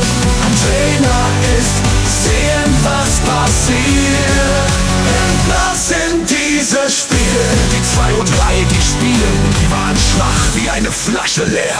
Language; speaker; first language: German; non-native, learner; Italian